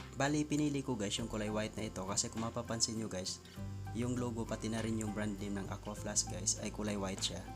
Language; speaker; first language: Filipino; non-native, local second language; Cebuano